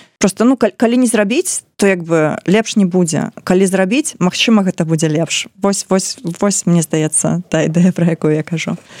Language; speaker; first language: Belarusian; non-native, local second language; Russian